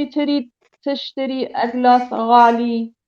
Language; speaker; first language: Arabic; non-native, learner; Persian